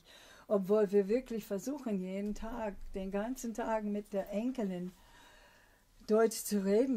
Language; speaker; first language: German; non-native, fluent; English